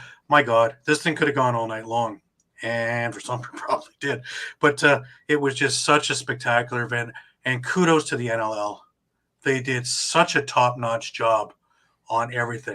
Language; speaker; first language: English; native; English